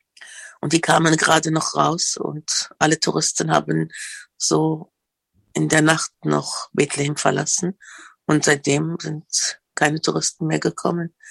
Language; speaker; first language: German; non-native, fluent; Arabic